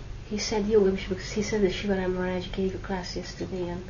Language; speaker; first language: English; non-native, fluent; Hungarian